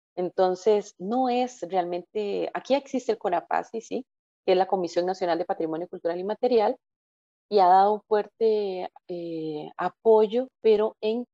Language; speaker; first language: Spanish; native; Spanish